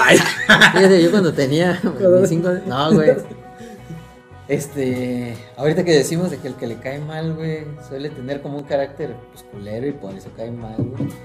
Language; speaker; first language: Spanish; native; Spanish